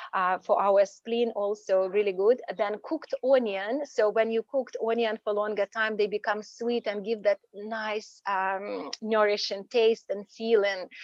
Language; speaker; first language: English; non-native, fluent; Ukrainian